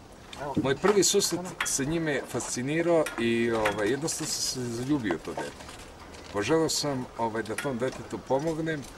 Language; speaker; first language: Serbian; native; Serbian